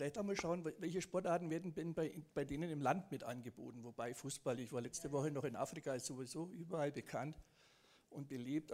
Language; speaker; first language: German; native; German